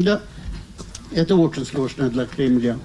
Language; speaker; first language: Russian; non-native, fluent; Swedish